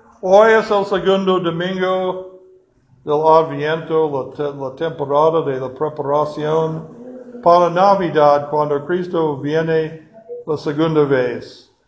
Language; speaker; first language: Spanish; non-native, fluent; English